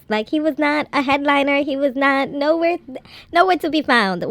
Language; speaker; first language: English; native; English